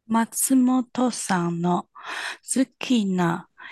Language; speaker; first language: Japanese; non-native, learner; Chinese